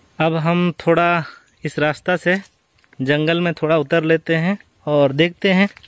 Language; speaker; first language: Hindi; non-native, local second language; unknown